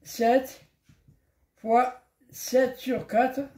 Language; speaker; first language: French; non-native, local second language; Arabic